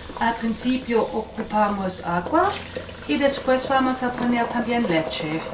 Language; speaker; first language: Spanish; non-native, fluent; Swedish